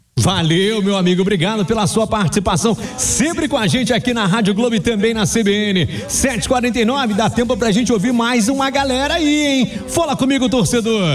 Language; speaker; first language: Portuguese; native; Portuguese